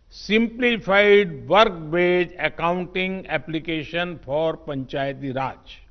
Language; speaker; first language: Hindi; non-native, local second language; Gujarati